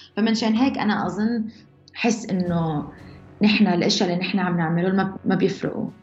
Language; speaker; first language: Arabic; early bilingual, heritage; Arabic